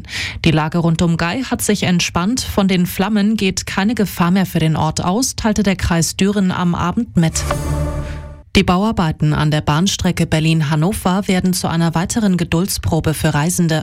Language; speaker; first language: German; native; German